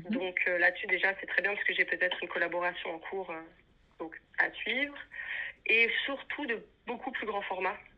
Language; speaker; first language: French; native; French